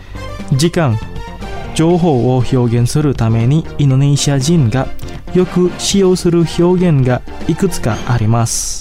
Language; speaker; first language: Japanese; non-native, fluent; Indonesian